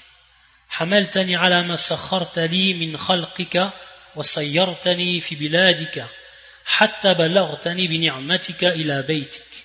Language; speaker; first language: Arabic; non-native, fluent; French